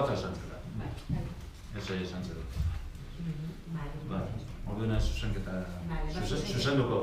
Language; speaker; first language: Basque; native; Basque